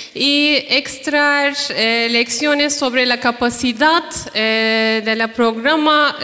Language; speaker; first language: Spanish; non-native, fluent; Turkish